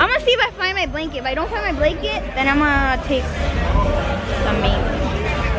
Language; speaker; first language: English; early bilingual, other home language; Spanish